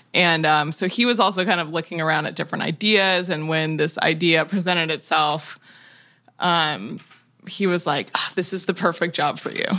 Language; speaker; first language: English; native; English